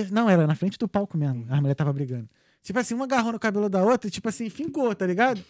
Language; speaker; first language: Portuguese; native; Portuguese